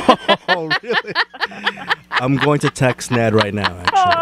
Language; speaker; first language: English; native; English